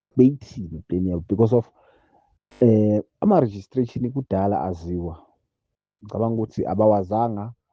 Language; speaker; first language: Zulu; native; Zulu